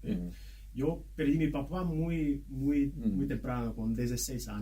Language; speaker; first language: Spanish; non-native, fluent; Portuguese